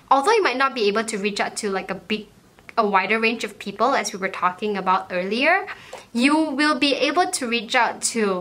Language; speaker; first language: English; native; English